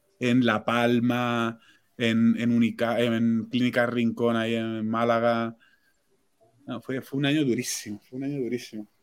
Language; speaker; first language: Spanish; non-native, local second language; Catalan